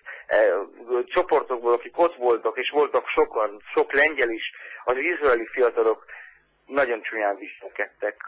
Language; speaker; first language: Hungarian; early bilingual, heritage; Hungarian